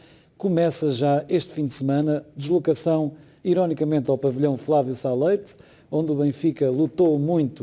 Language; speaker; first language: Portuguese; native; Portuguese